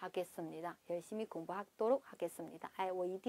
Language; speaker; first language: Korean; non-native, fluent; Chinese